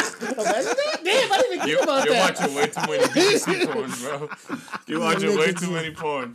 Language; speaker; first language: English; non-native, fluent; French